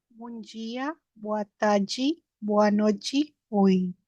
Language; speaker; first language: Portuguese; non-native, learner; Spanish